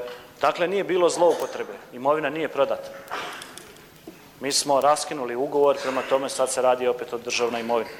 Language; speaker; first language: Croatian; native; Croatian